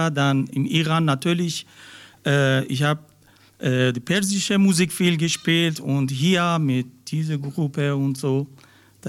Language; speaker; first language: German; non-native, learner; Persian